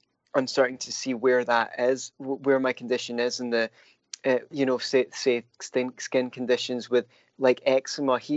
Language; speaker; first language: English; native; English